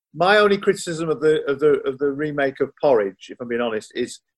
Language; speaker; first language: English; native; English